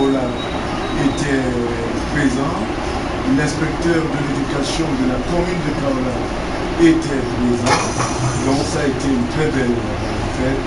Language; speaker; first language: French; non-native, local second language; Wolof